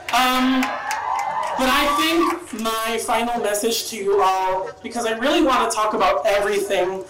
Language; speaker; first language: English; early bilingual, other home language; Spanish